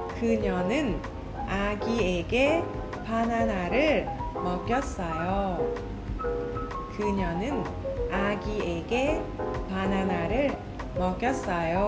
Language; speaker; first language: Korean; non-native, fluent; Thai